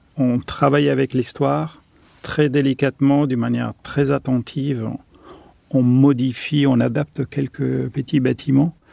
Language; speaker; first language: French; non-native, fluent; German